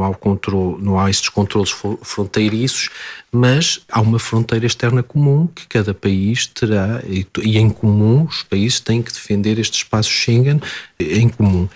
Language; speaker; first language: Portuguese; native; Portuguese